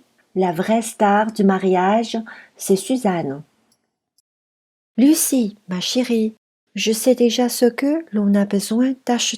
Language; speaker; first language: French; non-native, fluent; Chinese